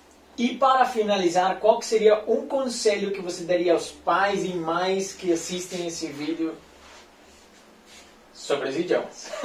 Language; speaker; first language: Portuguese; non-native, fluent; Spanish